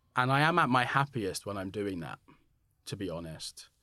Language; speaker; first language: English; native; English